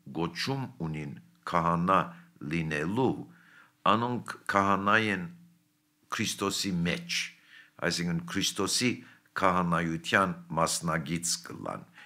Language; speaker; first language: Armenian; early bilingual, heritage; Armenian